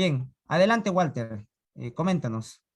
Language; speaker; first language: Spanish; native; Spanish